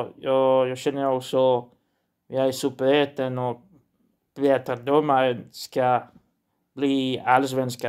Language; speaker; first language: Swedish; non-native, learner; Portuguese